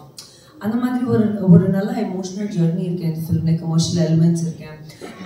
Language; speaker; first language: Tamil; non-native, learner; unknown